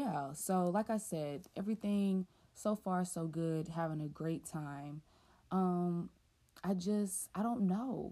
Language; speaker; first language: English; native; English